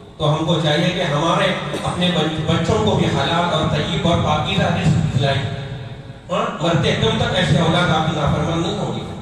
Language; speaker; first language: Urdu; non-native, local second language; Konkani